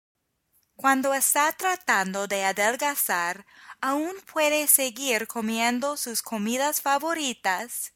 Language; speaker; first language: Spanish; non-native, fluent; English